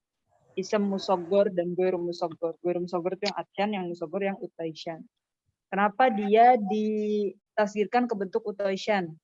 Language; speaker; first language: Indonesian; native; Indonesian